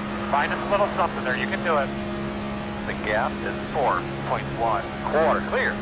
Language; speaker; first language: English; native; English